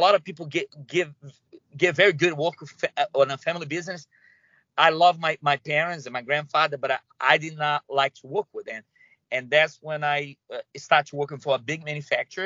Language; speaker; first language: English; non-native, fluent; Spanish